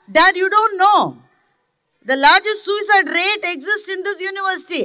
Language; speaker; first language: English; non-native, local second language; Tamil